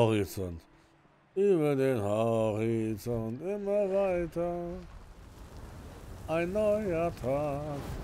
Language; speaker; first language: German; native; German